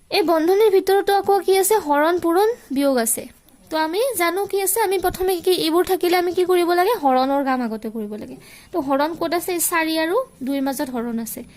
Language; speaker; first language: Assamese; native; Assamese